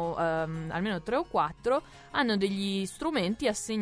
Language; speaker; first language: Italian; native; Italian